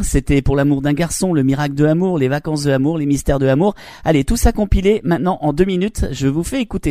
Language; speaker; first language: French; native; French